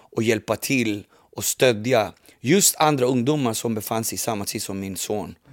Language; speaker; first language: Swedish; early bilingual, other home language; Spanish